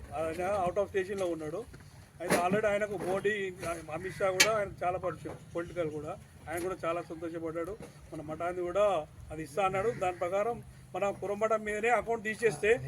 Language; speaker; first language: Telugu; native; Telugu